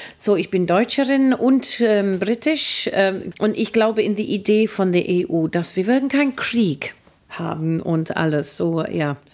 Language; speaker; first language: German; non-native, fluent; English